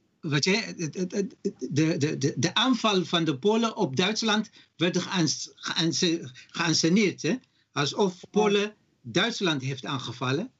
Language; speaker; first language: Dutch; non-native, fluent; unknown